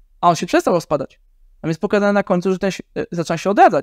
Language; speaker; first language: Polish; native; Polish